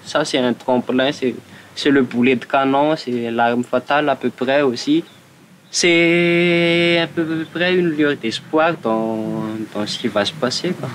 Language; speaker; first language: French; non-native, local second language; Malagasy